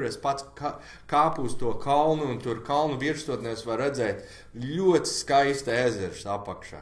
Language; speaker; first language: Latvian; non-native, learner; English